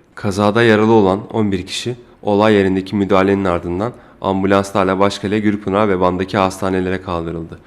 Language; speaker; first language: Turkish; native; Turkish